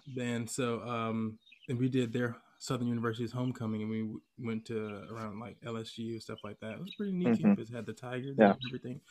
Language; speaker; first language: English; native; English